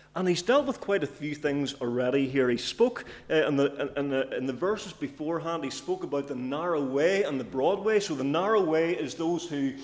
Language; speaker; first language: English; native; English